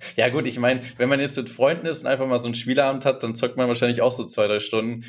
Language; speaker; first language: German; native; German